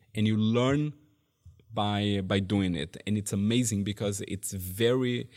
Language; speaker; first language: English; non-native, fluent; Portuguese